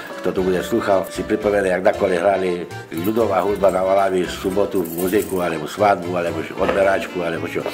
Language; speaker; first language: Slovak; non-native, local second language; Rusyn